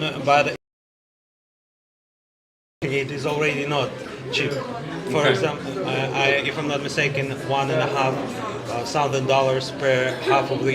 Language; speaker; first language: English; non-native, learner; Russian